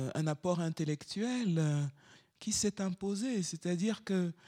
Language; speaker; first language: French; native; French